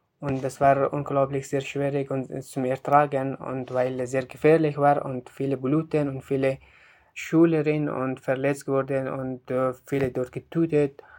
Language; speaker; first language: German; non-native, learner; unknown